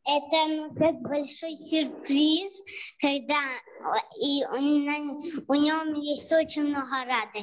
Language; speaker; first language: Russian; early bilingual, heritage; Russian